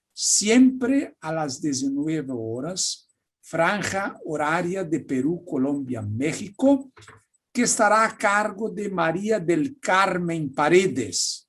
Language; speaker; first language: Spanish; non-native, fluent; Portuguese